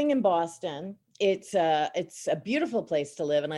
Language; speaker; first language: English; native; English